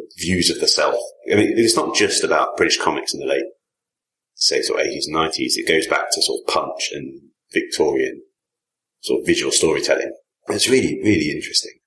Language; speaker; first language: English; native; English